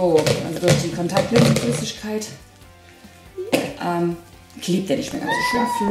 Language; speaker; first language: German; native; German